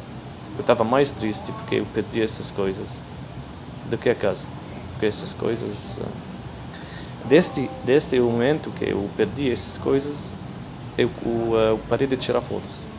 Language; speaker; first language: Portuguese; non-native, fluent; Arabic